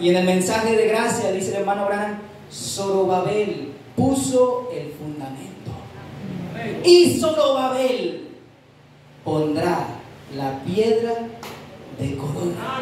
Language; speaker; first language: Spanish; native; Spanish